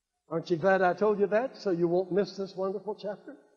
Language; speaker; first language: English; native; English